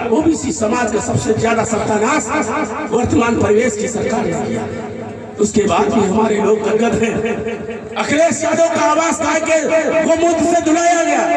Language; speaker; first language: Hindi; native; Hindi